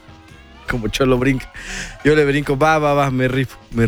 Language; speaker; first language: Spanish; native; Spanish